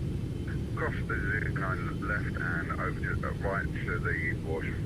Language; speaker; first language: English; native; English